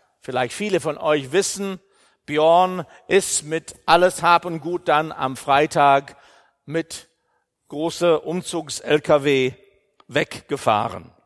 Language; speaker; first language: German; non-native, fluent; English